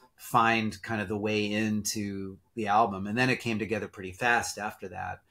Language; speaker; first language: English; native; English